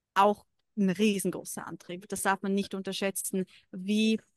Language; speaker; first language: German; native; German